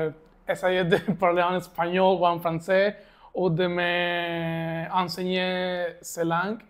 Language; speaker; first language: French; non-native, learner; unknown